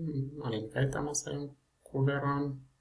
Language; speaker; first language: Finnish; non-native, learner; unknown